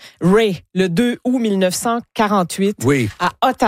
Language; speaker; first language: French; native; French